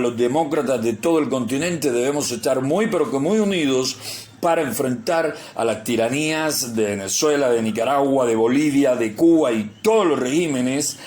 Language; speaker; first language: Spanish; native; Spanish